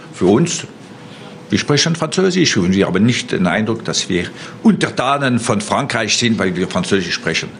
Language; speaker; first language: German; non-native, local second language; French